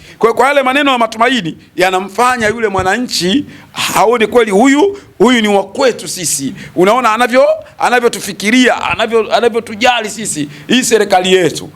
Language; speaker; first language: Swahili; native; Swahili